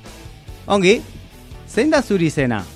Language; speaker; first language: Basque; non-native, learner; Spanish